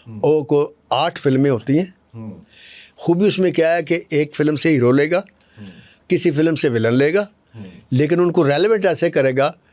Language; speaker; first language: Urdu; non-native, local second language; Punjabi